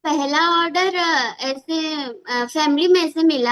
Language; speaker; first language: Hindi; non-native, local second language; Odia